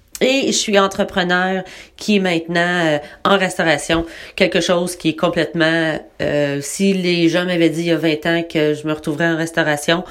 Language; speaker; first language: French; native; French